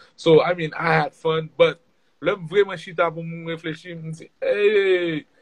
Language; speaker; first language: English; non-native, fluent; Haitian Creole